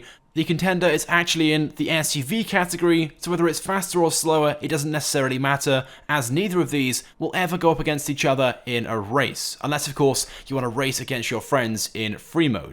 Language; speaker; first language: English; native; English